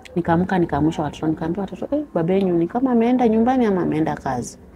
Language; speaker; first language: Swahili; non-native, local second language; Luo (Kenya and Tanzania)